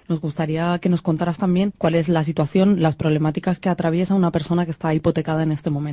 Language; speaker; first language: Spanish; native; Spanish